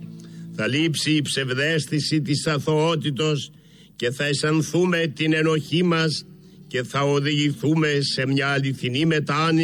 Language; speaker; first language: Greek; native; Greek